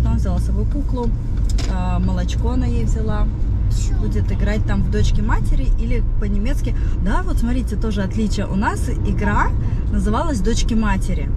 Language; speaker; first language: Russian; native; Russian